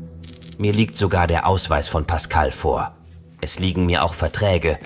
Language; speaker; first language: German; native; German